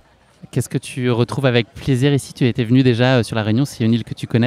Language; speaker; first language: French; native; French